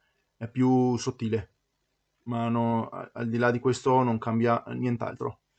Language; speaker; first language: Italian; native; Italian